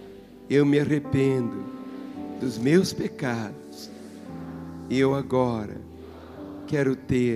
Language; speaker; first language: Portuguese; native; Portuguese